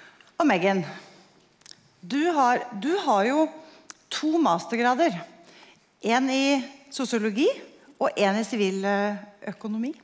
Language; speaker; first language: Norwegian; native; Norwegian